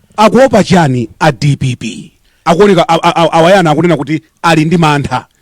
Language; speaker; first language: Nyanja; native; Nyanja